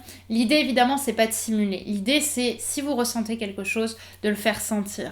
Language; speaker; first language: French; native; French